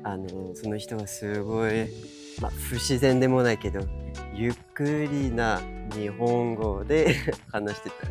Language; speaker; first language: Japanese; non-native, fluent; English